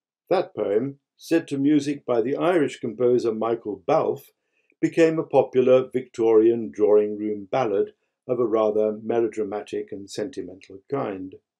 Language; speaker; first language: English; native; English